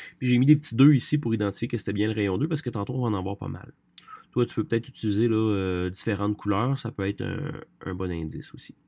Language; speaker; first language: French; native; French